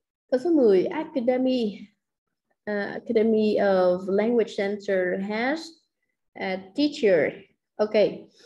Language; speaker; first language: English; non-native, fluent; Vietnamese